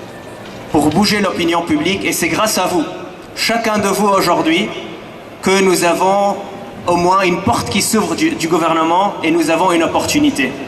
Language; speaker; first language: French; non-native, fluent; Arabic